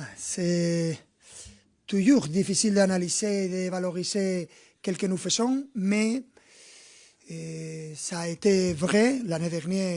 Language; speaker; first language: French; non-native, fluent; Spanish